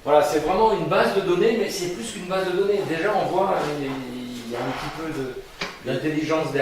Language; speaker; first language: French; native; French